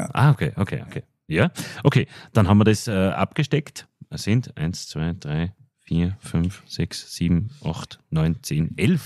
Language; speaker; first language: German; native; German